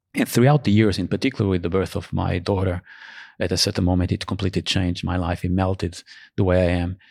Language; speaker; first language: English; early bilingual, other home language; Portuguese